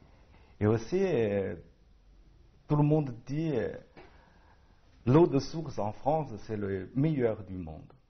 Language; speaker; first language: French; non-native, learner; Chinese